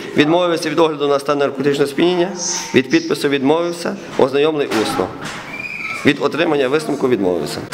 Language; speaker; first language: Ukrainian; native; Ukrainian